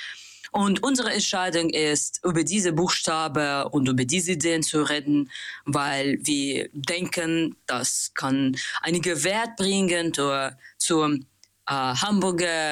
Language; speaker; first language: German; non-native, learner; Russian